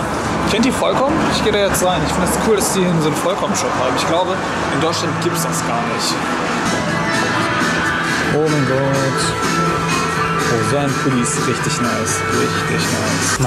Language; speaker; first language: German; native; German